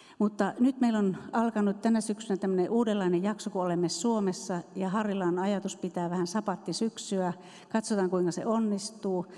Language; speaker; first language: Finnish; native; Finnish